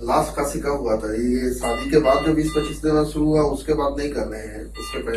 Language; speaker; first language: Hindi; native; Hindi